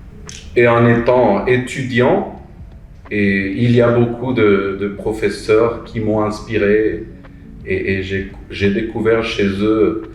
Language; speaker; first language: French; non-native, fluent; Spanish